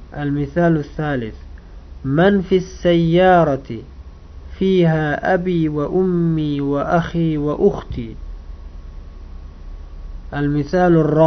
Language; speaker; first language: Arabic; non-native, fluent; Uzbek